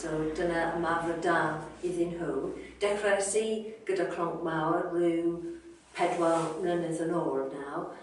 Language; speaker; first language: Welsh; non-native, local second language; English